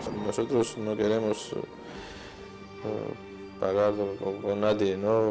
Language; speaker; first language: Spanish; non-native, fluent; Georgian